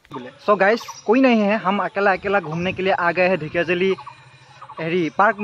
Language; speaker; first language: Hindi; non-native, local second language; Assamese